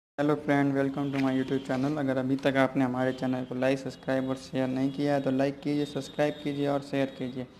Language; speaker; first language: Hindi; native; Hindi